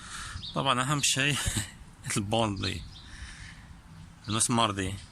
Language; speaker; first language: Arabic; native; Arabic